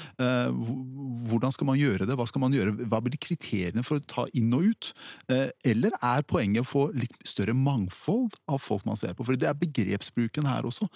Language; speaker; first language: Norwegian; early bilingual, other home language; Persian